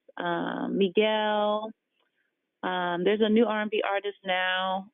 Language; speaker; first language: English; native; English